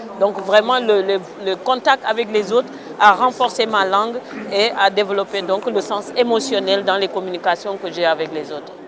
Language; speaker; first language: French; non-native, local second language; Wolof